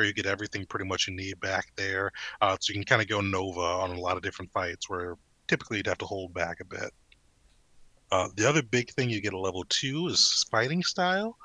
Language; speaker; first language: English; native; English